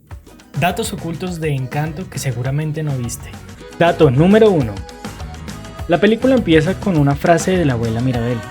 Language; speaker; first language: Spanish; native; Spanish